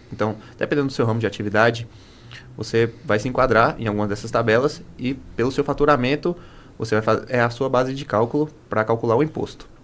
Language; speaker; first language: Portuguese; native; Portuguese